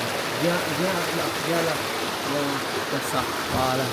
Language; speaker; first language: French; non-native, learner; Arabic